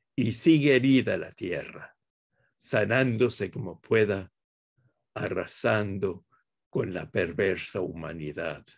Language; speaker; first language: Spanish; early bilingual, heritage; Spanish